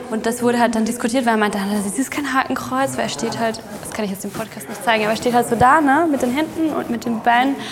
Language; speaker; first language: German; native; German